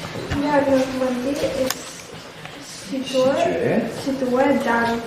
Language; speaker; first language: French; non-native, learner; Russian